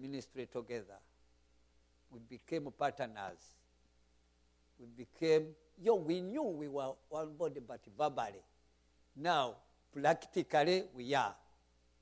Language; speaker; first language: English; non-native, local second language; Kinyarwanda